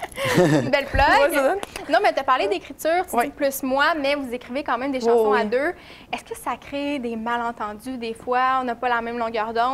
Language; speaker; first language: French; native; French